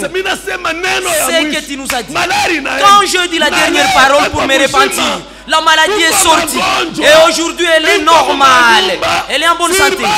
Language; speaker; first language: French; non-native, local second language; Swahili